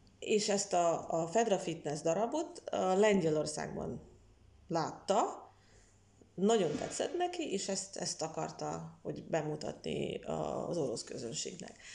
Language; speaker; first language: Hungarian; non-native, fluent; Russian